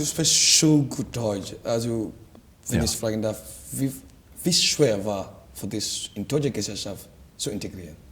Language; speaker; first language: German; non-native, fluent; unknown